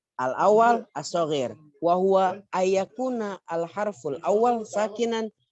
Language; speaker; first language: Arabic; non-native, learner; Indonesian